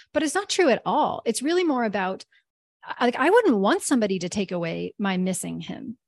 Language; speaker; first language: English; native; English